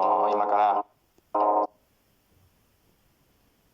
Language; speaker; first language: Japanese; non-native, learner; Chinese